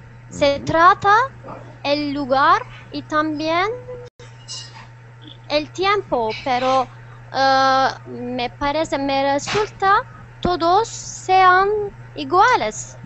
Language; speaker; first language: Spanish; non-native, learner; Turkish